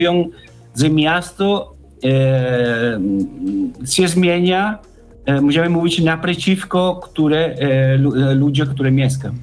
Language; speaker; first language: Polish; non-native, learner; Italian